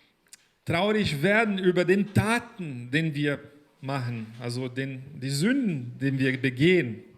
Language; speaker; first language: German; non-native, fluent; Portuguese